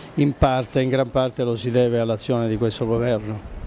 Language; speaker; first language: Italian; native; Italian